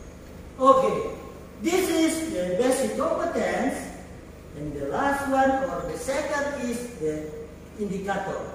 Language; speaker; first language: English; non-native, fluent; Indonesian